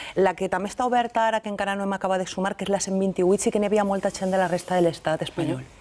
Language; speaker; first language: Catalan; native; Catalan